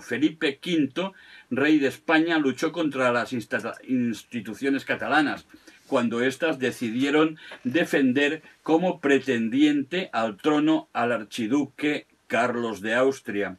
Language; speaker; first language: Spanish; non-native, local second language; Catalan